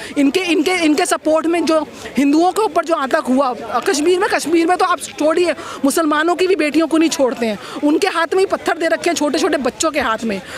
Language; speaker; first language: Hindi; native; Hindi